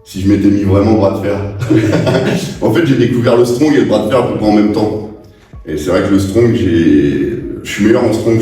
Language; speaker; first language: French; native; French